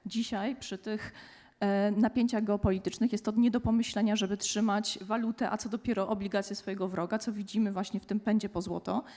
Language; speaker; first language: Polish; native; Polish